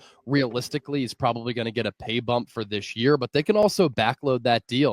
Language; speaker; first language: English; native; English